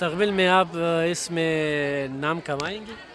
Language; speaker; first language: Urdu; non-native, local second language; Pashto